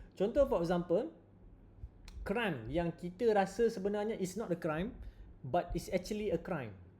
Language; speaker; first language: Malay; native; Malay